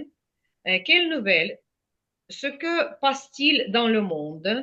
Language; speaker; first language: French; non-native, fluent; Ukrainian